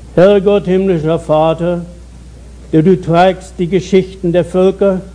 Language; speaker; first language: German; native; German